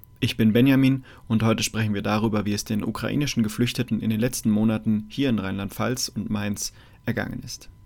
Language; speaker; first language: German; native; German